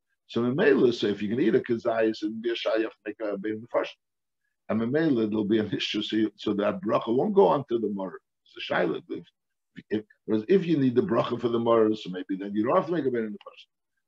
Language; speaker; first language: English; native; English